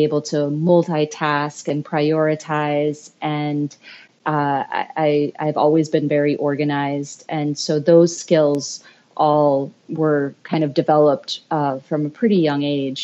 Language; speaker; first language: English; native; English